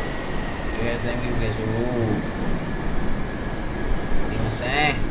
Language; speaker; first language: English; non-native, local second language; Indonesian